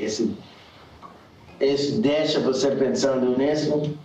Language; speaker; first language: Portuguese; non-native, learner; English